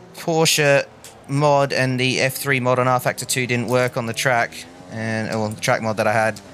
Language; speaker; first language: English; native; English